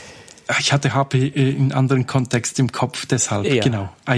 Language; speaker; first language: German; native; German